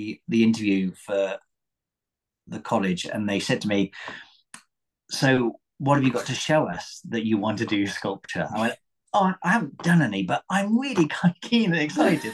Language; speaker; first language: English; native; English